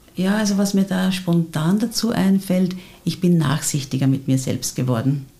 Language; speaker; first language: German; native; German